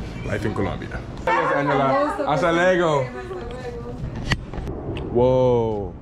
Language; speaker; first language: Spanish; non-native, learner; English